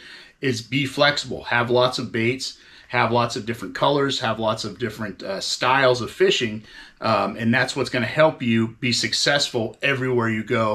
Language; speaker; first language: English; native; English